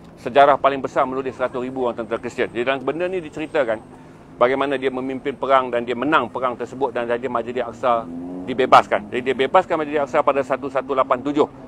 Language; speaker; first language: Malay; native; Malay